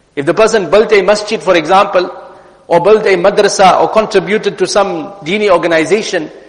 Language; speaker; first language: English; native; English